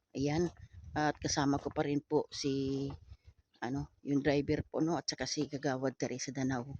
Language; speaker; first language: Filipino; native; Filipino